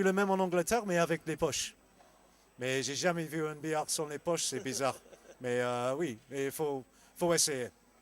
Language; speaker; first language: French; non-native, learner; English